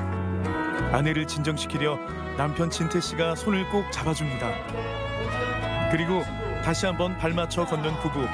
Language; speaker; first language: Korean; native; Korean